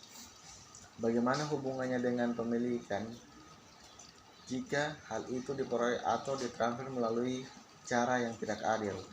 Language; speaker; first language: Indonesian; native; Indonesian